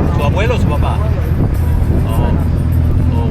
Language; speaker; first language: Spanish; early bilingual, heritage; Spanish